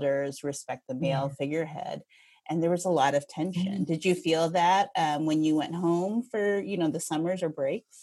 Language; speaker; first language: English; early bilingual, other home language; Filipino